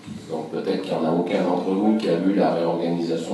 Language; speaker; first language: French; native; French